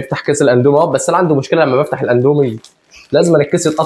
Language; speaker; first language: Arabic; native; Arabic